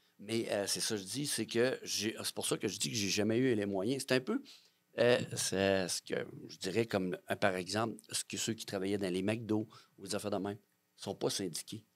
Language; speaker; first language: French; native; French